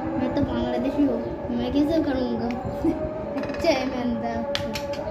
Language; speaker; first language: Hindi; non-native, learner; Bangla